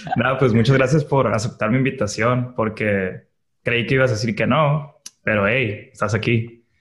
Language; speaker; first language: Spanish; native; Spanish